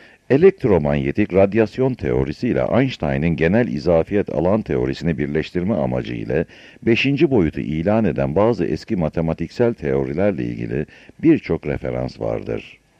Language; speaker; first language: Turkish; native; Turkish